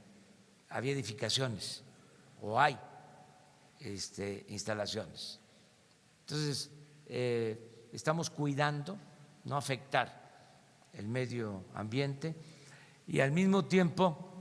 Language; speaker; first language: Spanish; native; Spanish